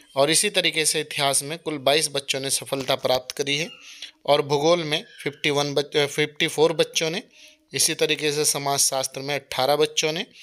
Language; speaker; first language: Hindi; native; Hindi